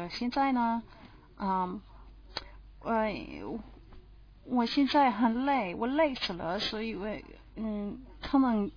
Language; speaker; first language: Chinese; non-native, learner; English